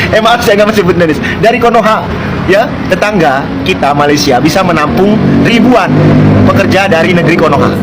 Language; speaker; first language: Indonesian; native; Indonesian